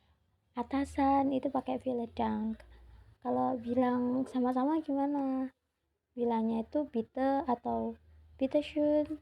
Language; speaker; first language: Indonesian; native; Indonesian